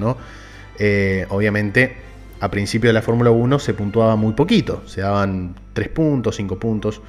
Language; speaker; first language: Spanish; native; Spanish